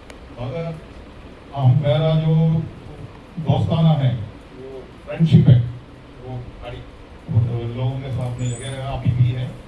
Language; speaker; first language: Hindi; non-native, local second language; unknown